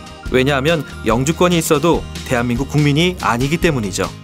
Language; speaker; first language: Korean; native; Korean